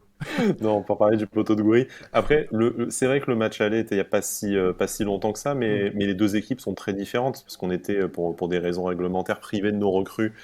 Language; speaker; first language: French; native; French